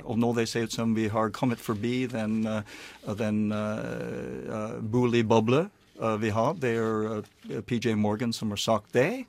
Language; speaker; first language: Norwegian; non-native, learner; English